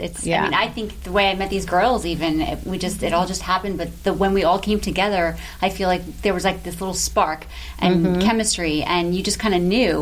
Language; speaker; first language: English; native; English